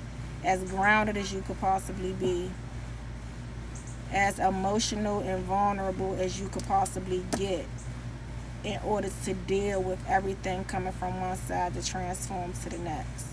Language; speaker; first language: English; native; English